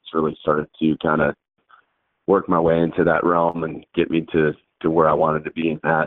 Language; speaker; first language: English; native; English